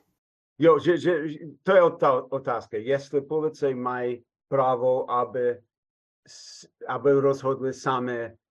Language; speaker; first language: Czech; non-native, fluent; English